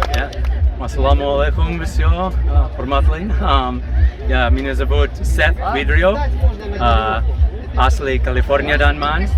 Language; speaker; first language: Russian; non-native, learner; English